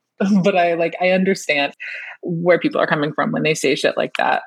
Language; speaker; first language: English; early bilingual, other home language; Persian